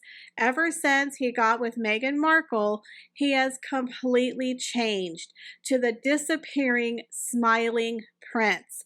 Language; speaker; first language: English; native; English